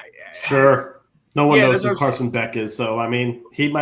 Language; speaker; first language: English; native; English